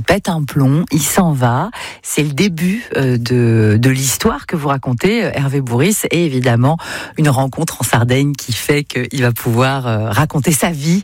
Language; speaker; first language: French; native; French